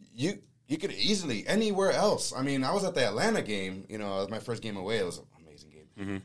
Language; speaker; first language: English; native; English